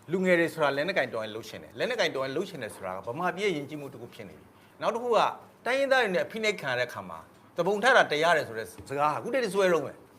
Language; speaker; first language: Burmese; non-native, local second language; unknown